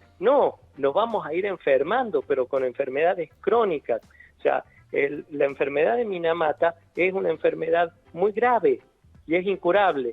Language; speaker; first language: Spanish; native; Spanish